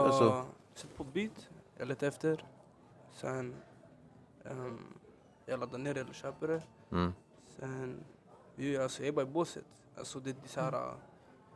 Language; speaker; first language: Swedish; early bilingual, other home language; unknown